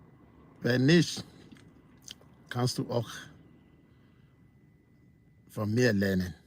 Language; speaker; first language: German; non-native, learner; English